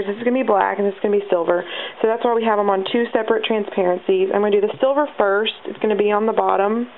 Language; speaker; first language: English; native; English